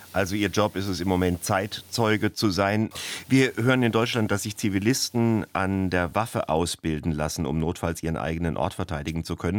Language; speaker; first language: German; native; German